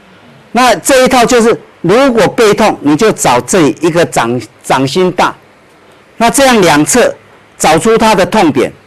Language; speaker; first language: Chinese; native; Chinese